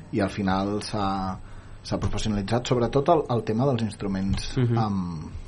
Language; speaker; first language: Catalan; native; Catalan